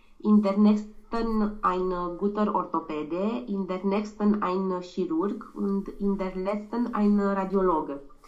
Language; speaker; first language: German; non-native, learner; Romanian